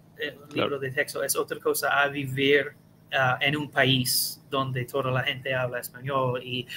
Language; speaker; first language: Spanish; non-native, learner; English